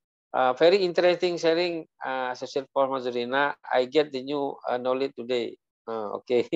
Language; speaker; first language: English; non-native, learner; Indonesian